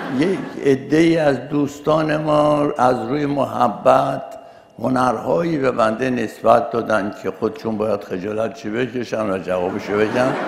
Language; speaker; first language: Persian; native; Persian